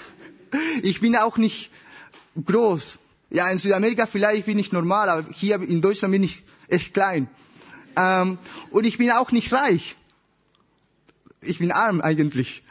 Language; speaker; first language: German; non-native, learner; Spanish